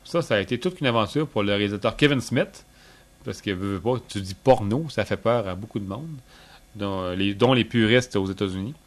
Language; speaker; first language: French; native; French